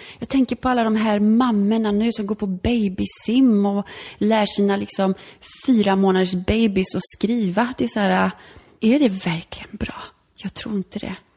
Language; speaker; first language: Swedish; early bilingual, other home language; Polish